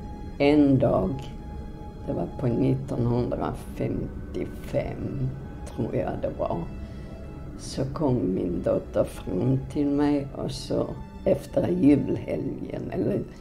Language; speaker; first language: Swedish; non-native, fluent; Polish